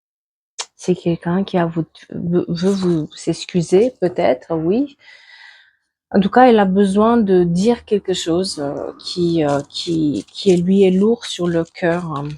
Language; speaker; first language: French; native; French